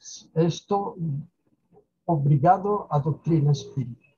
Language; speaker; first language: Portuguese; non-native, fluent; Spanish